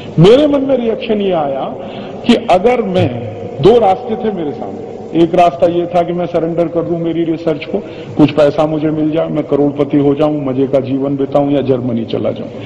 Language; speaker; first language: Hindi; native; Hindi